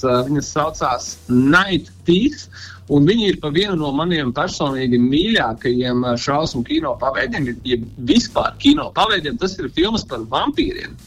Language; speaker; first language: Latvian; non-native, local second language; Russian